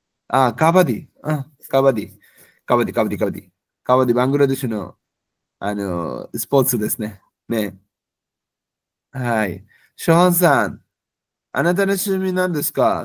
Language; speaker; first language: Japanese; non-native, fluent; Bangla